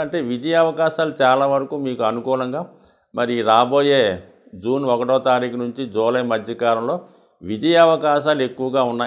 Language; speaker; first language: Telugu; native; Telugu